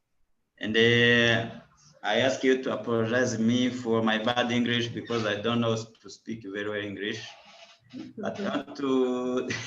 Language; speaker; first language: English; non-native, learner; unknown